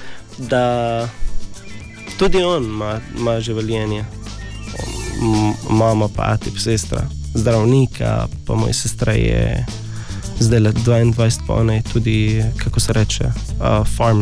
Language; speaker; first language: Slovenian; non-native, learner; Arabic